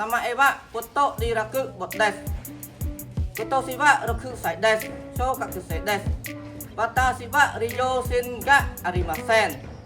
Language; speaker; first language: Japanese; non-native, learner; Khmer